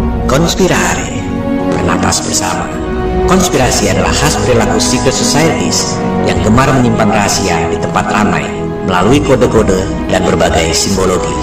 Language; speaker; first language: Indonesian; native; Indonesian